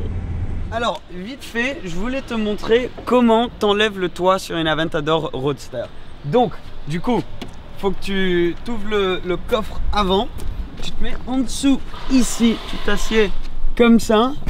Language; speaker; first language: French; native; French